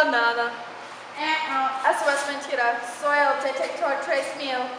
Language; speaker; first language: Spanish; non-native, learner; English